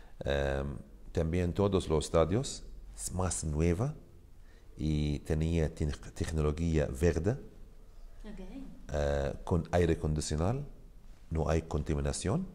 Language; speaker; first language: Spanish; non-native, learner; Arabic